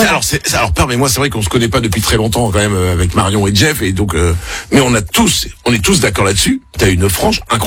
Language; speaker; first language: French; native; French